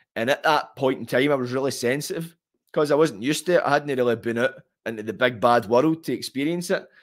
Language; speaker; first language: English; native; English